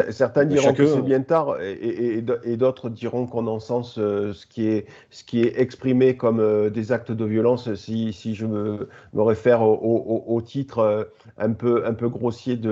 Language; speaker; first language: French; native; French